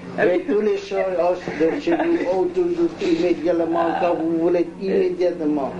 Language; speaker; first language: French; non-native, local second language; Vietnamese